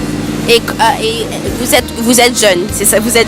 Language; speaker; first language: French; non-native, learner; English